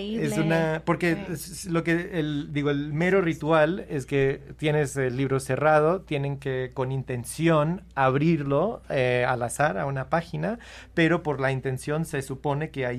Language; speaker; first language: Spanish; non-native, fluent; English